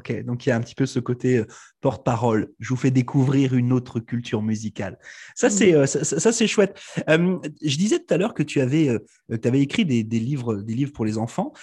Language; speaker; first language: French; native; French